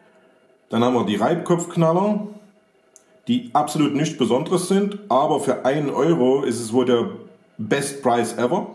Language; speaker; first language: German; native; German